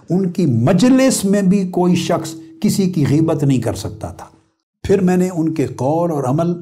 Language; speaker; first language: Urdu; non-native, local second language; Punjabi